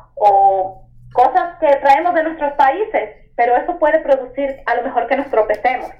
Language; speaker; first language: Spanish; native; Spanish